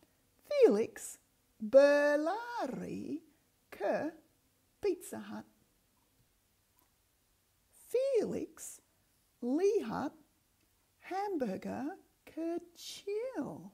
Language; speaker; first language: Indonesian; non-native, fluent; English